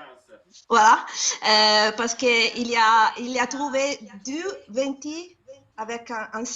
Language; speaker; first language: French; non-native, learner; Italian